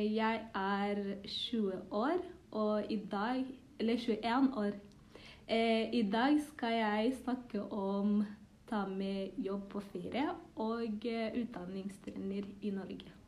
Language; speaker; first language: Norwegian; early bilingual, other home language; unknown